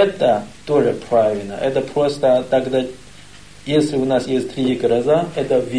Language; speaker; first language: Russian; non-native, learner; Chinese